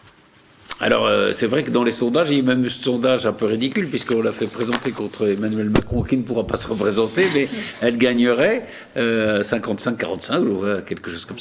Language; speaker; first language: French; native; French